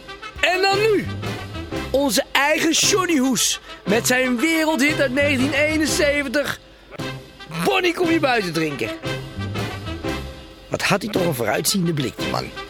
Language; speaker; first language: Dutch; native; Dutch